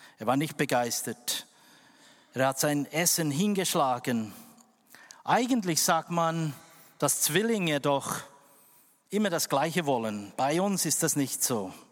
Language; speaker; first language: German; non-native, fluent; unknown